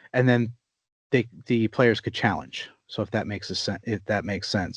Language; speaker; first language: English; native; English